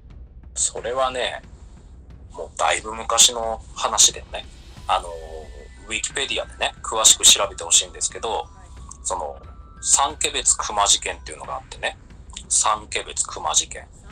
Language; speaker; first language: Japanese; native; Japanese